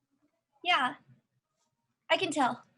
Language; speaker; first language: English; native; English